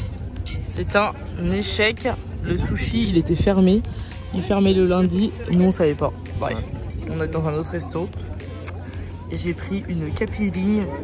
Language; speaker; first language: French; native; French